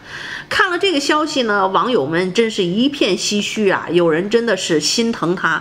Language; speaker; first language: Chinese; native; Chinese